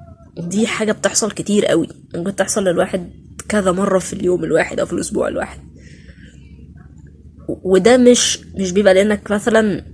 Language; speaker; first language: Arabic; native; Arabic